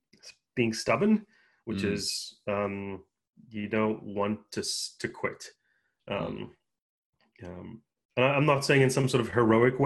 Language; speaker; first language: English; native; English